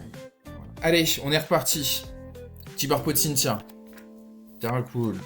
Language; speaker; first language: French; native; French